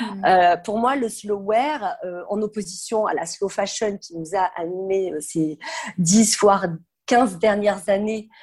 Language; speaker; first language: French; native; French